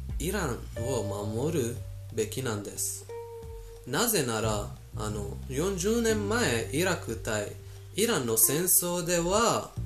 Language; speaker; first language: Japanese; non-native, fluent; Persian